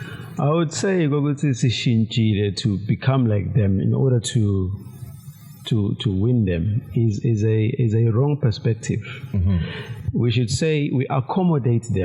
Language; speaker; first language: English; non-native, local second language; Zulu